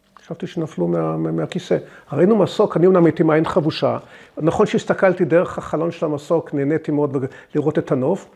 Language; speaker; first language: Hebrew; early bilingual, other home language; English